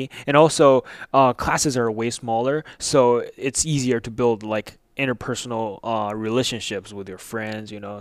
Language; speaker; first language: English; non-native, fluent; Chinese